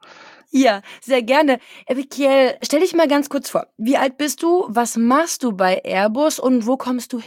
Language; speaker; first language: German; native; German